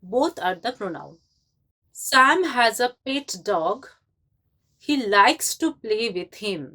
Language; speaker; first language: English; non-native, local second language; Bangla